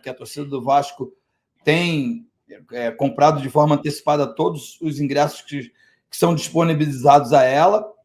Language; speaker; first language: Portuguese; native; Portuguese